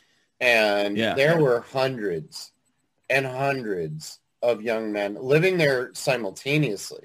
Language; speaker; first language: English; native; English